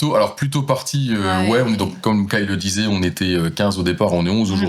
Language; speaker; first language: French; native; French